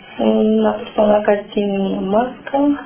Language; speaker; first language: Spanish; non-native, learner; Romanian